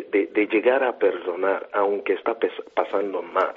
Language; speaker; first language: Spanish; non-native, fluent; Igbo